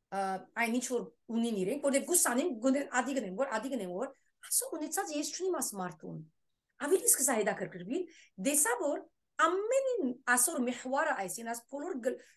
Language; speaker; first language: Armenian; early bilingual, heritage; Armenian